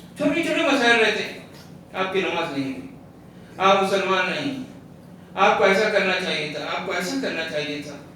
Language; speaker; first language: Urdu; non-native, local second language; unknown